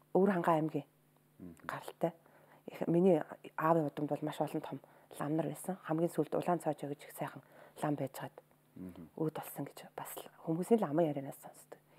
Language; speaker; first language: Mongolian; native; Mongolian